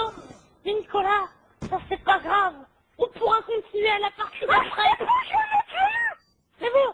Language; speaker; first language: French; native; French